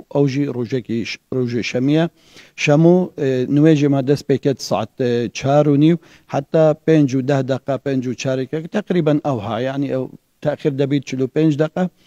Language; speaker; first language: Central Kurdish; non-native, local second language; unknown